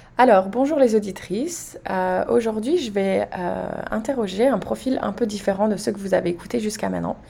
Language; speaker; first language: French; native; French